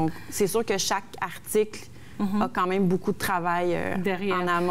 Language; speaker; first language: French; native; French